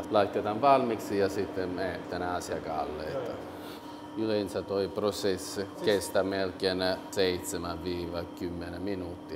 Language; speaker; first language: Finnish; non-native, learner; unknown